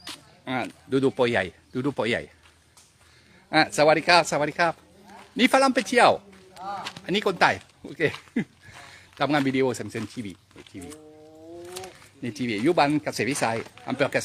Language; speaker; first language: Thai; non-native, learner; French